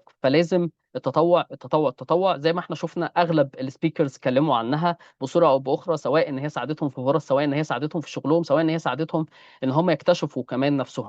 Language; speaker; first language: Arabic; native; Arabic